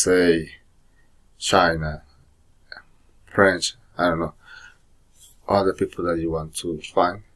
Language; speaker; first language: English; non-native, learner; Spanish